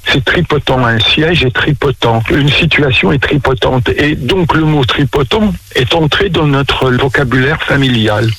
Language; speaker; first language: French; native; French